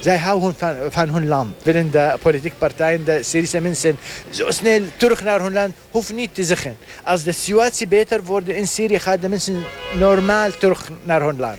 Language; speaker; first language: Dutch; non-native, learner; Arabic